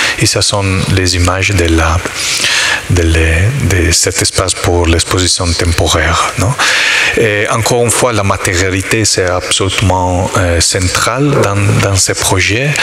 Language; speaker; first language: French; non-native, learner; Italian